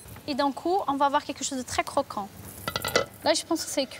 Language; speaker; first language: French; non-native, fluent; Portuguese